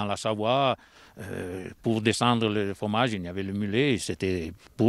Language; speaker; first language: French; non-native, local second language; Italian